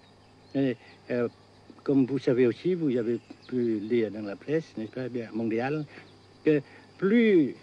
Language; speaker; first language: French; non-native, fluent; Vietnamese